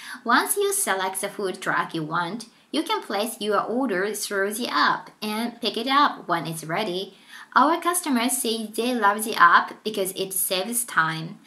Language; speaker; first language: English; non-native, fluent; Japanese